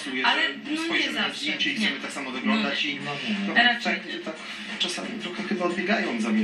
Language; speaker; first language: Polish; native; Polish